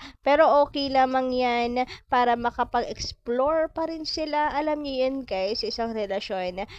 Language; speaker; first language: Filipino; non-native, local second language; Bikol